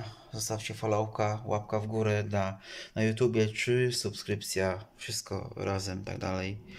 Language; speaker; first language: Polish; native; Polish